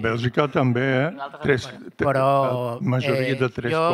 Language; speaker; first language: Catalan; non-native, fluent; Dutch